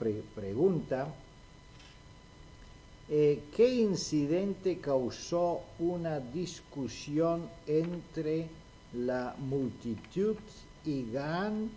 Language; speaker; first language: Spanish; non-native, fluent; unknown